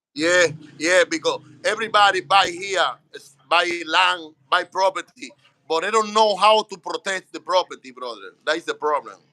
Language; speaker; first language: English; non-native, learner; Spanish